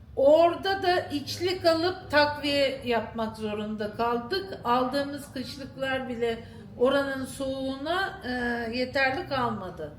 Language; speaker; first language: Turkish; native; Turkish